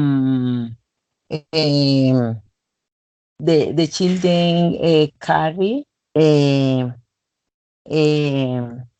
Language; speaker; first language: English; non-native, learner; Spanish